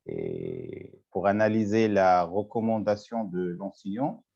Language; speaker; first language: French; non-native, local second language; Arabic